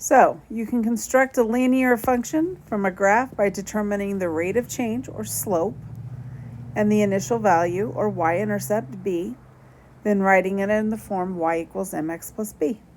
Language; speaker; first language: English; native; English